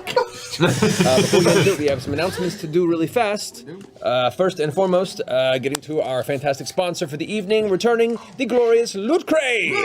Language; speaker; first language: English; native; English